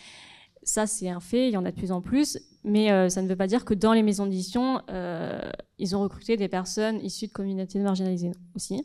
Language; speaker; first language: French; native; French